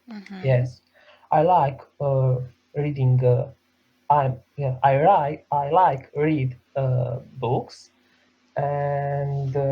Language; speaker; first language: English; non-native, learner; Serbian